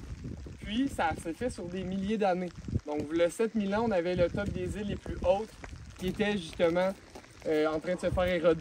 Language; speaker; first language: French; native; French